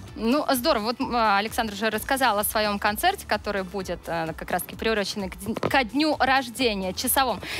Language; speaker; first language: Russian; native; Russian